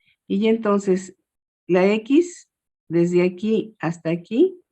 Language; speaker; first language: Spanish; native; Spanish